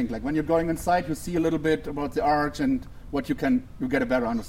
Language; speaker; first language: English; non-native, fluent; German